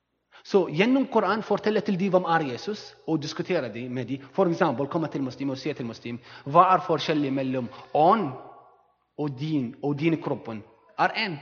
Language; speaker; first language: Norwegian; non-native, learner; Arabic